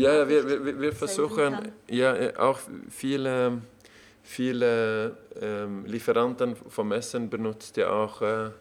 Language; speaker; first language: German; non-native, learner; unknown